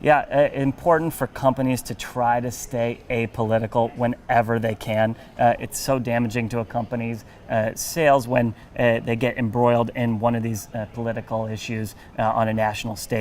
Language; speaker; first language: English; native; English